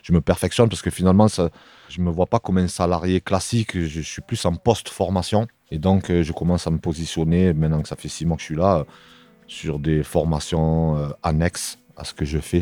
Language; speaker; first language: French; native; French